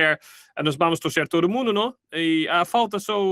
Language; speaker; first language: Portuguese; non-native, fluent; Dutch